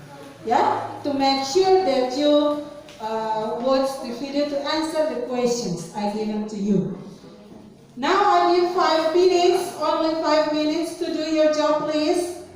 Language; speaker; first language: English; non-native, fluent; Indonesian